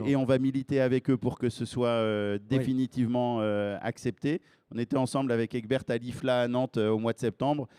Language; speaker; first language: French; native; French